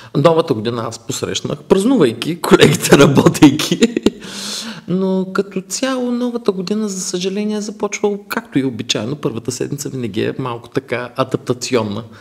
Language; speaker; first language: Bulgarian; native; Bulgarian